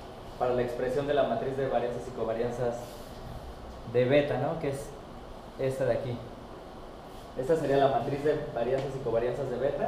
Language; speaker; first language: Spanish; native; Spanish